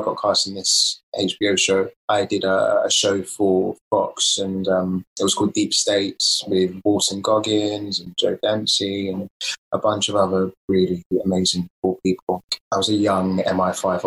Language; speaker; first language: English; native; English